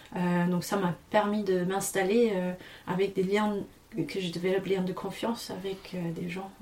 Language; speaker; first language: French; non-native, fluent; English